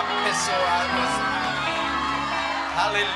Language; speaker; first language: Portuguese; non-native, fluent; English